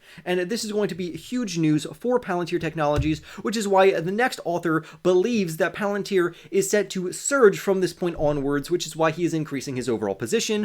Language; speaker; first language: English; native; English